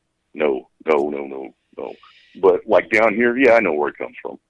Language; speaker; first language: English; native; English